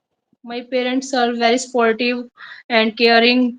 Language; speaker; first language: English; non-native, learner; Haryanvi